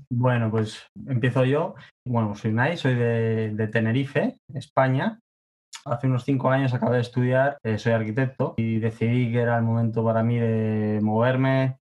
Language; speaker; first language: Spanish; native; Spanish